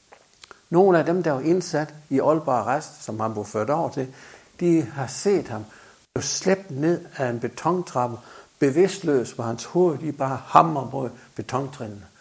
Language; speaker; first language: Danish; native; Danish